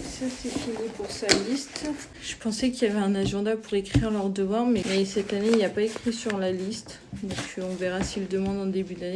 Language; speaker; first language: French; native; French